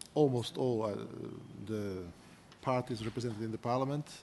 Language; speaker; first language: English; non-native, fluent; Portuguese